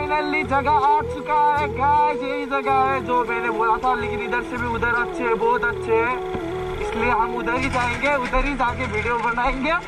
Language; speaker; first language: Hindi; non-native, learner; Nepali